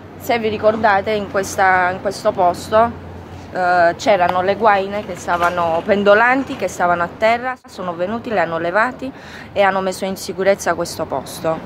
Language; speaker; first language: Italian; native; Italian